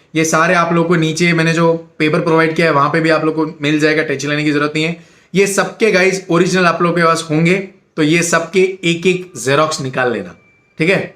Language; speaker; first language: Hindi; non-native, local second language; Gujarati